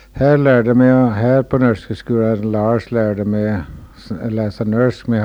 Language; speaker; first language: Norwegian; early bilingual, heritage; Norwegian